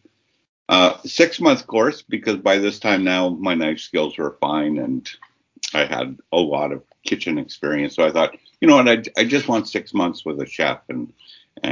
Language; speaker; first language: English; native; English